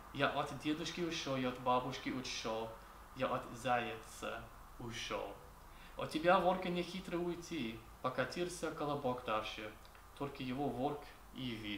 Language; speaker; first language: Russian; non-native, learner; English